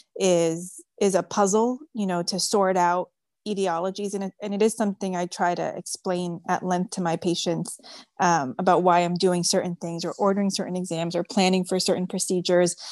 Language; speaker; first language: English; early bilingual, other home language; French